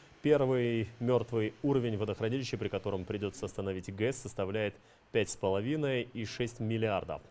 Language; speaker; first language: Russian; non-native, local second language; Kyrgyz